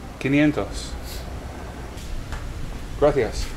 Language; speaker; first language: Spanish; non-native, learner; English